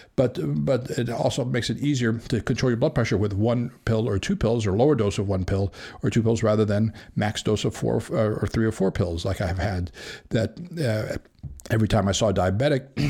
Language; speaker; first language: English; native; English